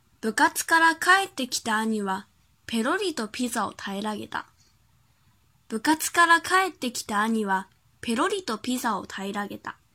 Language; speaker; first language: Japanese; non-native, fluent; Chinese